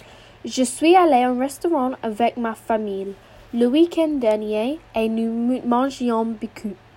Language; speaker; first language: French; non-native, learner; English